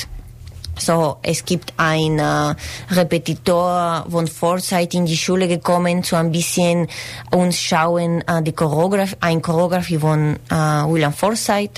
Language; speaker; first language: German; non-native, learner; Spanish